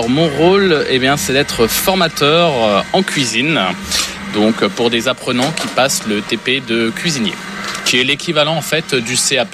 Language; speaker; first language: French; native; French